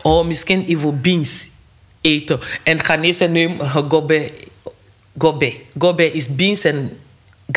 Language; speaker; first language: Dutch; non-native, learner; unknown